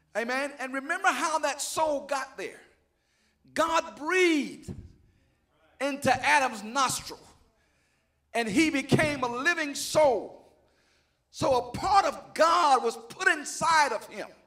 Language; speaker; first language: English; native; English